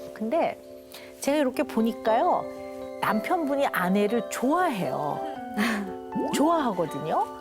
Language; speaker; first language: Korean; native; Korean